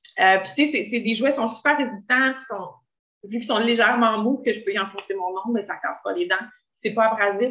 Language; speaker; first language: French; native; French